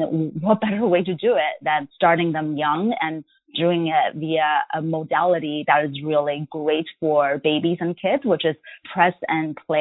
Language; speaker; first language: English; non-native, fluent; Chinese